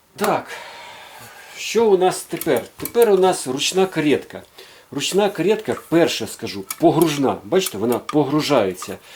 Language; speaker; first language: Ukrainian; non-native, local second language; Russian